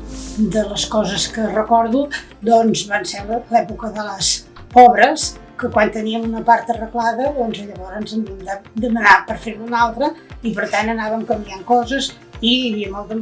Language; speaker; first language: Catalan; native; Catalan